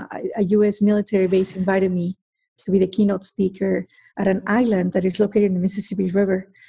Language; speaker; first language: English; non-native, fluent; Spanish